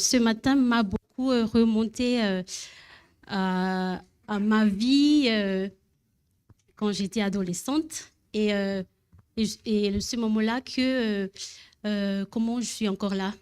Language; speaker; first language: French; non-native, learner; Malagasy